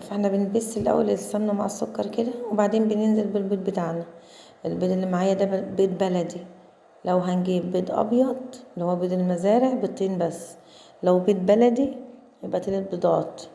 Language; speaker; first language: Arabic; native; Arabic